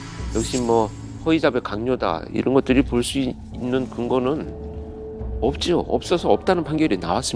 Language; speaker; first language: Korean; native; Korean